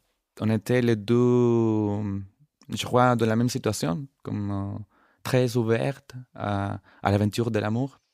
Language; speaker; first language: French; non-native, fluent; Spanish